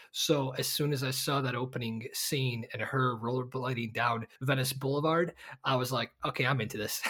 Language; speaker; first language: English; early bilingual, other home language; Bosnian